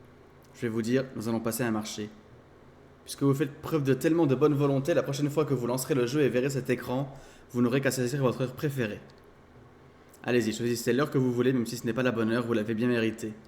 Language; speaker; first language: French; native; French